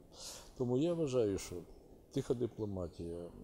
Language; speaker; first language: Ukrainian; native; Ukrainian